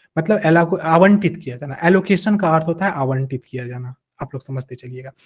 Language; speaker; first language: Hindi; native; Hindi